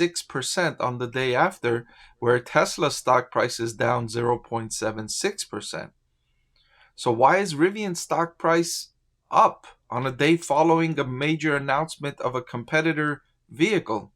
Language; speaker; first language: English; native; English